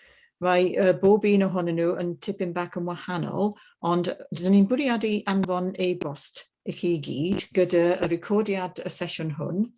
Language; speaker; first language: Welsh; non-native, learner; English